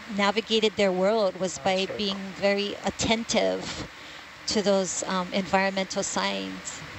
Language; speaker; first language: English; native; English